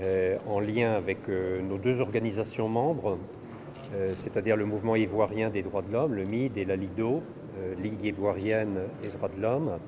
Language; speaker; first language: French; native; French